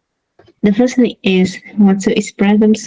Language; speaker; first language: English; non-native, learner; Vietnamese